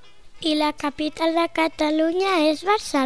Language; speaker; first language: Catalan; early bilingual, other home language; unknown